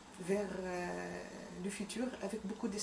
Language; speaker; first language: French; non-native, fluent; Arabic